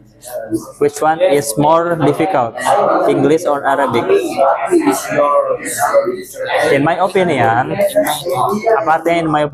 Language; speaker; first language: English; non-native, fluent; Indonesian